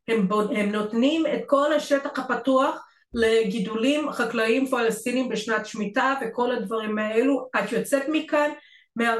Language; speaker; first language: Hebrew; non-native, fluent; English